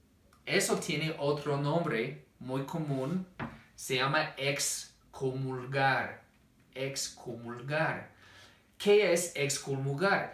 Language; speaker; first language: Spanish; non-native, fluent; English